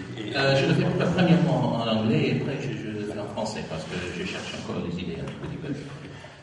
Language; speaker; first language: French; non-native, fluent; English